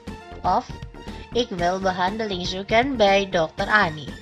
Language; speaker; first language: Dutch; non-native, fluent; Indonesian